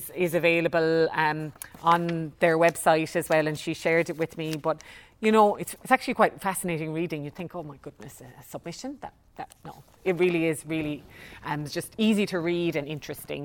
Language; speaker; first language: English; native; English